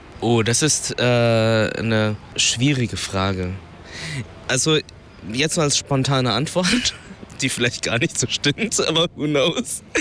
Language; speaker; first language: German; early bilingual, other home language; Vietnamese